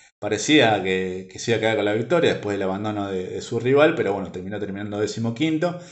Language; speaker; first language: Spanish; native; Spanish